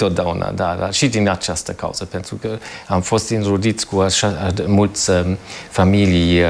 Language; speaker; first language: Romanian; non-native, fluent; German